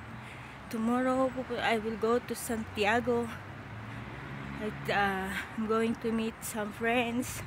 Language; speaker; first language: English; non-native, local second language; Filipino